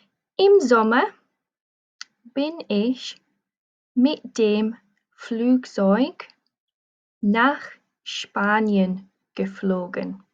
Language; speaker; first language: German; non-native, fluent; English